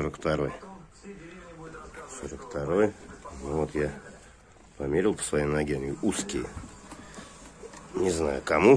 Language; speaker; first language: Russian; native; Russian